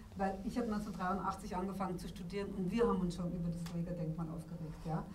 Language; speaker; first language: German; native; German